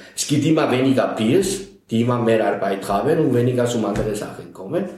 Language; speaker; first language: German; non-native, fluent; Spanish